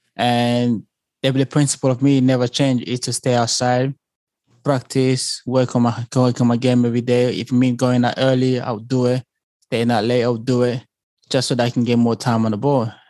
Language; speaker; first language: English; early bilingual, other home language; Lingala